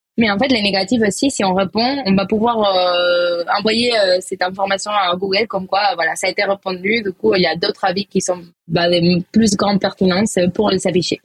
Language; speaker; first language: French; non-native, fluent; Spanish